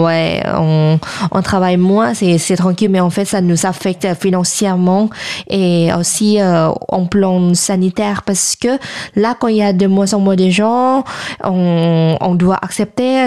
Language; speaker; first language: French; non-native, fluent; Thai